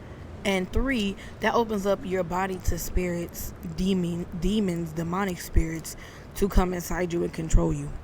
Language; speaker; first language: English; native; English